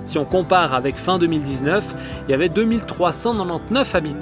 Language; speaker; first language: French; native; French